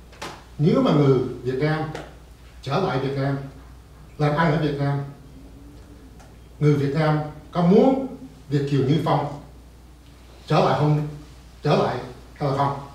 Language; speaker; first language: Vietnamese; early bilingual, heritage; English